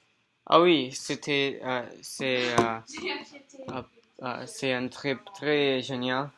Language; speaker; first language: French; non-native, learner; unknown